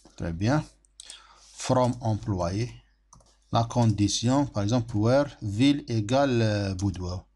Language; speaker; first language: French; non-native, local second language; Arabic